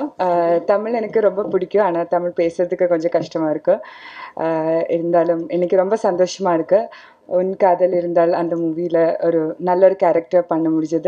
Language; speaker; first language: Tamil; non-native, learner; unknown